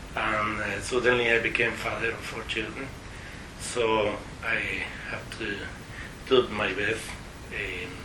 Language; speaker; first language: English; non-native, fluent; Spanish